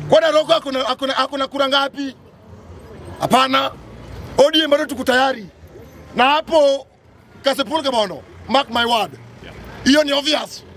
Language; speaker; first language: Swahili; non-native, local second language; Luo (Kenya and Tanzania)